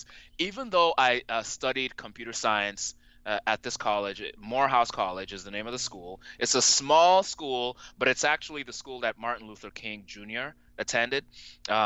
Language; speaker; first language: English; non-native, local second language; Yoruba